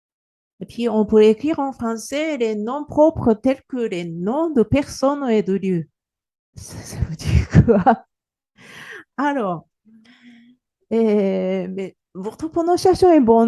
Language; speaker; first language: French; non-native, fluent; Japanese